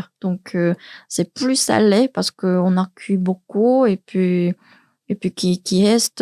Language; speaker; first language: French; non-native, learner; Korean